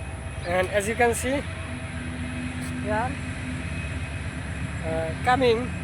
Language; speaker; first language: English; non-native, learner; Bangla